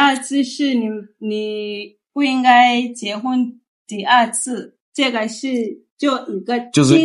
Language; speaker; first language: Chinese; non-native, learner; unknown